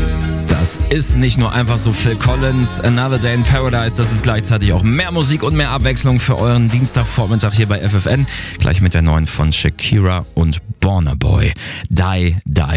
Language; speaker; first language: German; native; German